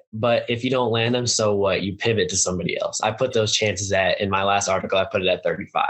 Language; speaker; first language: English; native; English